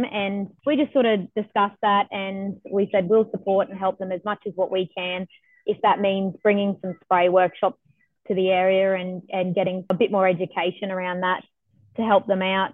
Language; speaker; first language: English; native; English